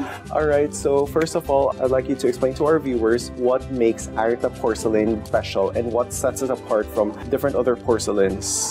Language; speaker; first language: English; non-native, local second language; Filipino